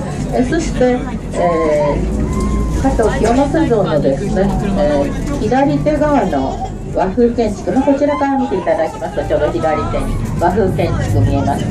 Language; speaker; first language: Japanese; native; Japanese